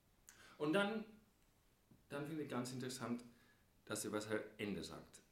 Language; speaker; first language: German; non-native, fluent; English